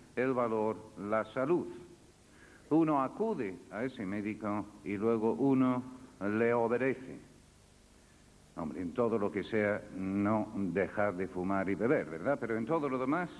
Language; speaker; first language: Spanish; non-native, fluent; English